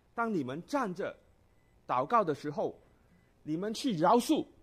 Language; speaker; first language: Chinese; non-native, local second language; Cantonese